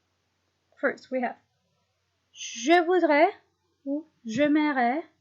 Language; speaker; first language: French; non-native, fluent; Spanish